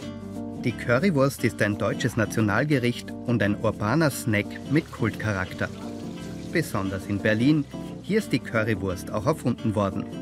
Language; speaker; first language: German; native; German